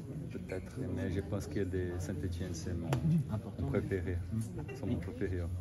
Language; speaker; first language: French; non-native, learner; Portuguese